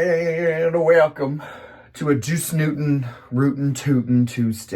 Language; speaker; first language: English; native; English